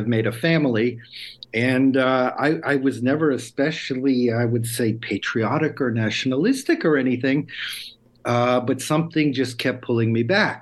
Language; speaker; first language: English; native; English